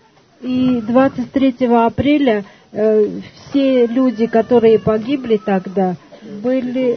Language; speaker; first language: Russian; non-native, fluent; Armenian